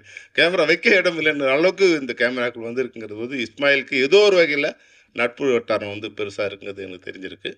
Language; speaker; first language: Tamil; native; Tamil